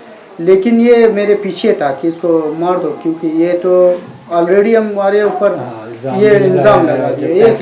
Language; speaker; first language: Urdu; non-native, learner; Persian